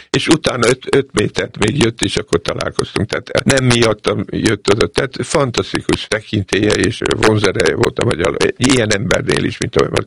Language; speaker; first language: Hungarian; native; Hungarian